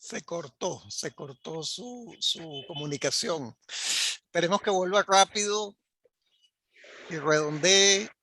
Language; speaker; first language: Spanish; native; Spanish